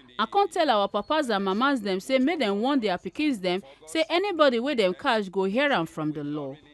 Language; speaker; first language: Nigerian Pidgin; native; Nigerian Pidgin